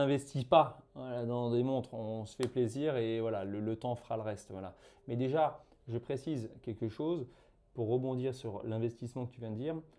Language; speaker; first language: French; native; French